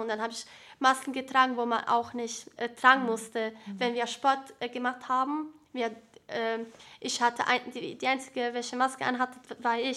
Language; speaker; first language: German; early bilingual, other home language; Bosnian